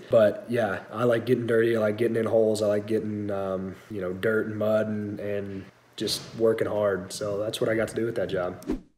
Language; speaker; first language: English; native; English